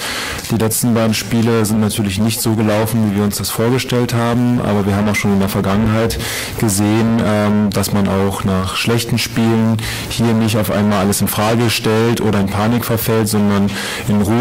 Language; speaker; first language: German; native; German